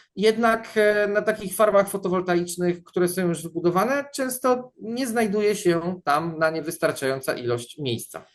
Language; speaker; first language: Polish; native; Polish